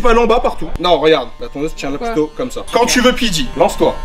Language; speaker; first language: French; native; French